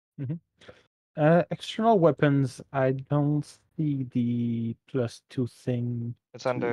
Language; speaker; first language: English; non-native, fluent; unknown